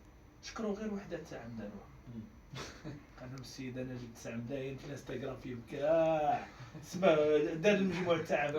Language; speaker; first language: Arabic; native; Arabic